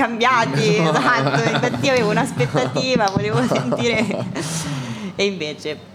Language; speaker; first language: Italian; native; Italian